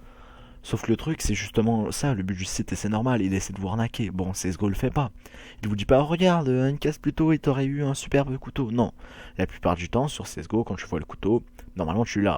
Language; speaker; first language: French; native; French